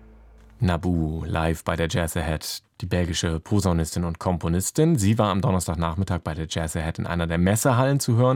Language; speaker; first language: German; native; German